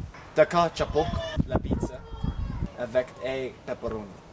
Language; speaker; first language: French; non-native, learner; English